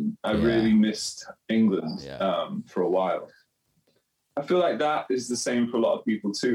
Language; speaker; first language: English; native; English